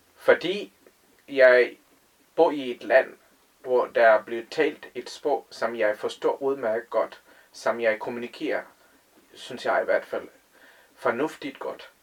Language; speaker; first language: Danish; non-native, fluent; Tamil